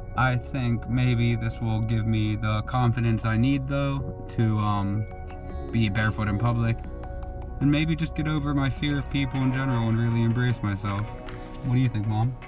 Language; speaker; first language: English; native; English